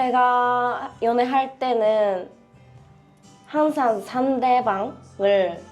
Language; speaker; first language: Korean; non-native, learner; Japanese